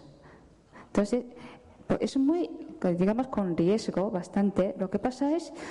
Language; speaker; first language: Spanish; non-native, fluent; Japanese